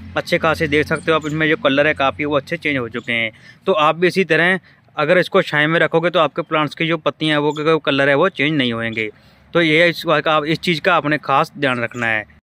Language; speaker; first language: Hindi; non-native, local second language; Punjabi